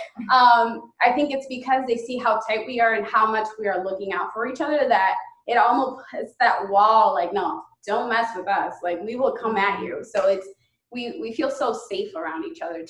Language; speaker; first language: English; early bilingual, other home language; Spanish